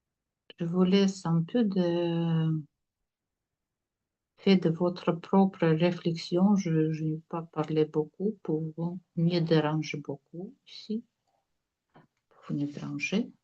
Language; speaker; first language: French; non-native, learner; Russian